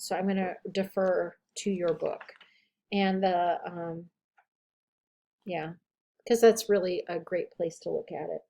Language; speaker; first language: English; native; English